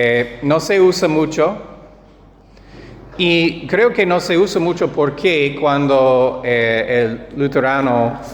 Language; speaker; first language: Spanish; non-native, fluent; English